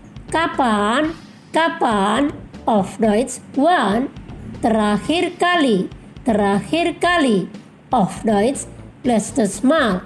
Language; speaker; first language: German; non-native, fluent; Indonesian